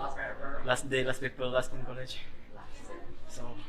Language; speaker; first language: English; non-native, learner; Malay